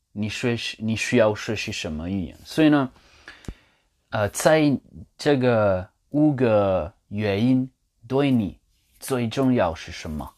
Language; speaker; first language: Chinese; non-native, learner; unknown